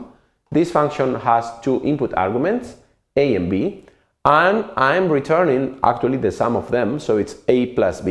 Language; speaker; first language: English; non-native, fluent; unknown